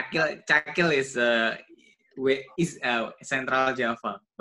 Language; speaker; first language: English; non-native, learner; Indonesian